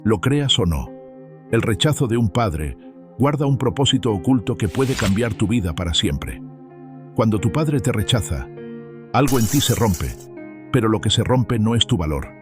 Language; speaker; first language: Spanish; native; Spanish